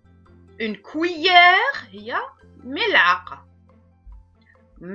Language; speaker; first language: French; non-native, local second language; Arabic